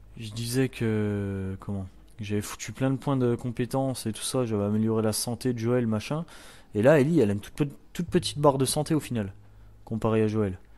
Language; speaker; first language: French; native; French